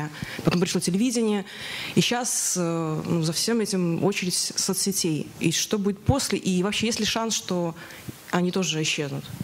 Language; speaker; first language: Russian; native; Russian